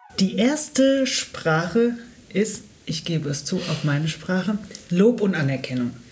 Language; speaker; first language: German; native; German